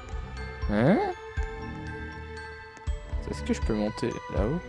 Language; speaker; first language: French; native; French